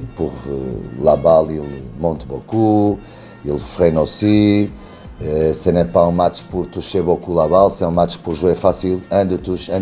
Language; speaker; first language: French; non-native, learner; Spanish